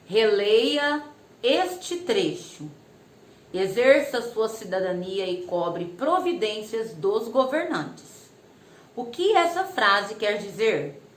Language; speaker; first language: Portuguese; native; Portuguese